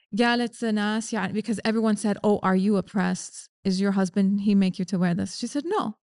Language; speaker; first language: English; native; English